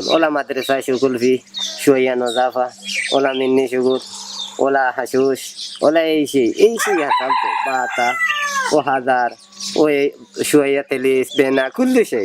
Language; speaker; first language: Arabic; non-native, learner; Bangla